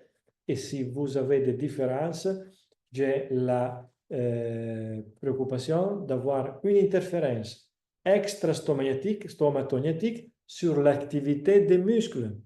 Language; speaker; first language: French; non-native, fluent; Italian